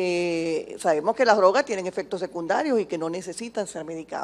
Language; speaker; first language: Spanish; native; Spanish